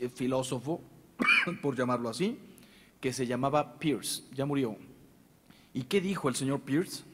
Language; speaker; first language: Spanish; native; Spanish